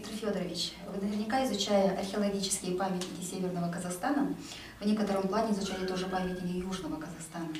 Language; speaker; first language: Russian; non-native, local second language; Kazakh